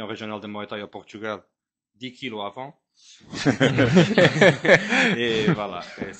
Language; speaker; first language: French; non-native, fluent; Portuguese